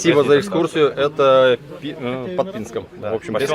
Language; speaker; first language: Russian; native; Russian